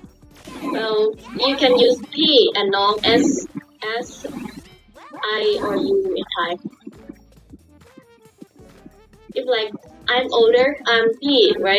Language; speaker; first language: English; non-native, fluent; Thai